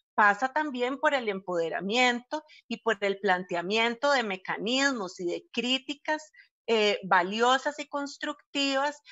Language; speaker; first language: Spanish; native; Spanish